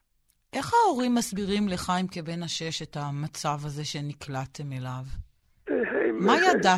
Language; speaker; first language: Hebrew; native; Hebrew